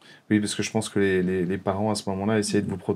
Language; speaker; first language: French; native; French